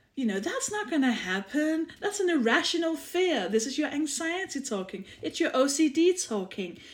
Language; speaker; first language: English; non-native, fluent; Danish